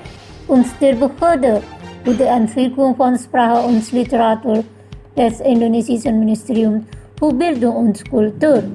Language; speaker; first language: German; non-native, fluent; Indonesian